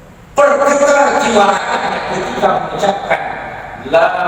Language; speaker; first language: Indonesian; non-native, local second language; Sundanese